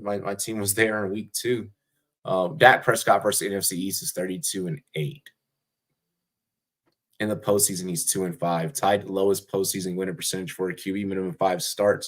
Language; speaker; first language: English; native; English